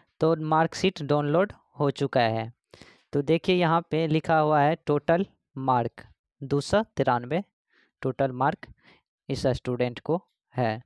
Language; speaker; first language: Hindi; native; Hindi